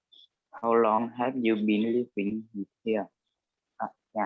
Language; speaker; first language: English; non-native, learner; Vietnamese